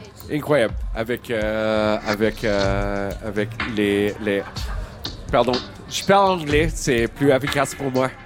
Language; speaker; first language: French; non-native, learner; English